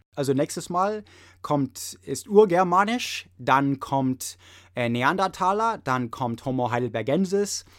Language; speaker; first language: German; non-native, fluent; English